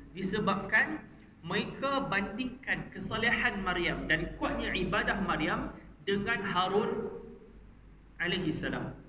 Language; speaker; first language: Malay; native; Malay